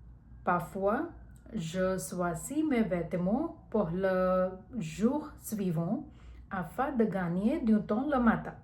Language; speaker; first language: French; non-native, learner; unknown